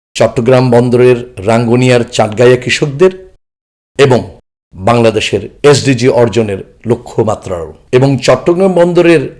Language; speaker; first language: Bangla; non-native, local second language; Chakma